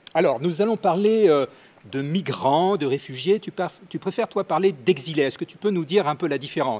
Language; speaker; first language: French; native; French